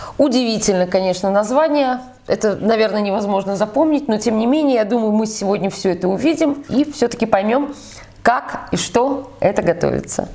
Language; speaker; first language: Russian; native; Russian